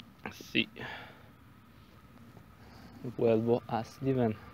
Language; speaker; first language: Spanish; non-native, learner; Bulgarian